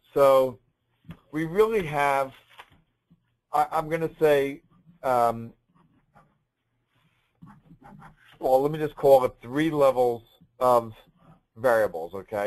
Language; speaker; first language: English; native; English